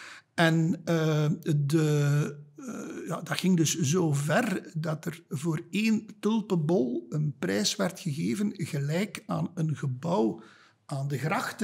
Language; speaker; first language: Dutch; native; Dutch